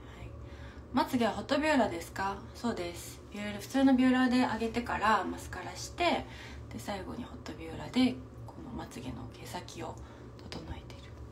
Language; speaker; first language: Japanese; native; Japanese